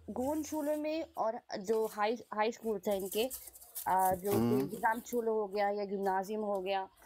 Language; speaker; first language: Hindi; early bilingual, heritage; Hindi